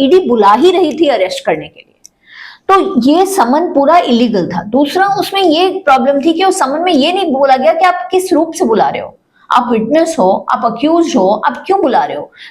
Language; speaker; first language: Hindi; non-native, local second language; Marathi